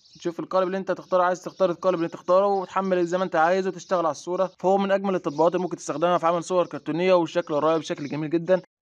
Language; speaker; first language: Arabic; native; Arabic